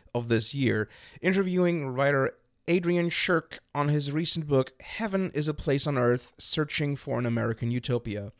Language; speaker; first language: English; non-native, fluent; German